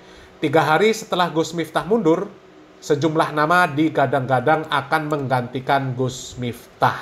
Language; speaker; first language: Indonesian; native; Indonesian